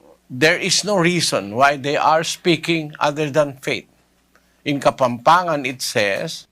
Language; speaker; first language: English; non-native, local second language; Filipino